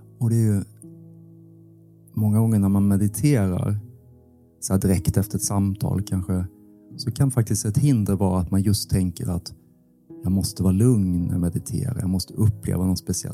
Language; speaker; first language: Swedish; native; Swedish